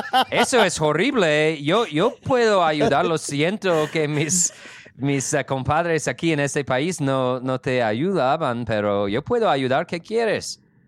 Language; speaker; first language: Spanish; non-native, fluent; English